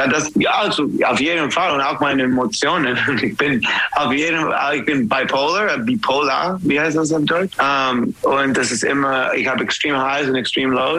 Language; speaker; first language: German; non-native, fluent; English